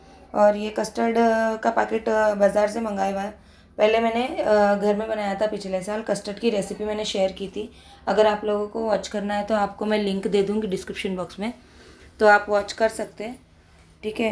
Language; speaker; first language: Hindi; native; Hindi